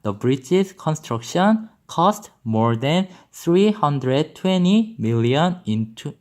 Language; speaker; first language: English; non-native, fluent; Korean